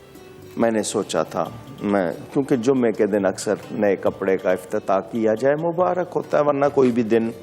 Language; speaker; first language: Urdu; native; Urdu